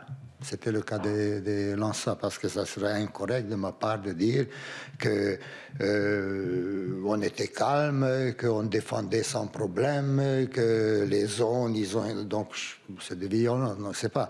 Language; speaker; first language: French; non-native, fluent; Romanian